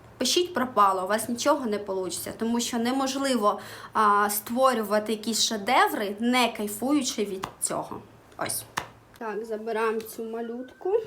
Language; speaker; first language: Ukrainian; non-native, local second language; Russian